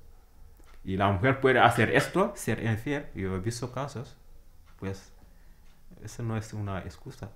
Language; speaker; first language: Spanish; non-native, fluent; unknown